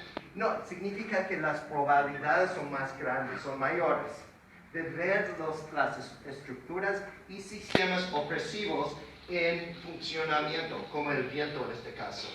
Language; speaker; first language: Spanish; non-native, fluent; English